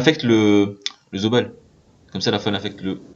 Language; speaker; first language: French; native; French